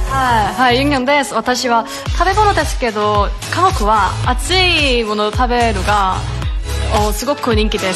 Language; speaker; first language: Japanese; non-native, learner; Korean